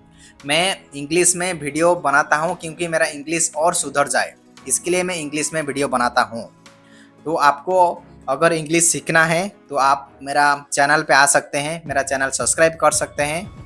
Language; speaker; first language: Hindi; non-native, local second language; Odia